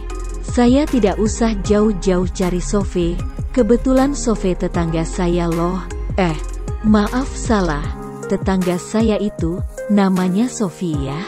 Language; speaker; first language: Indonesian; native; Indonesian